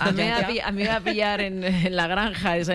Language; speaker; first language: Spanish; native; Spanish